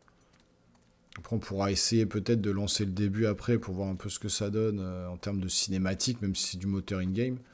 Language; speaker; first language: French; native; French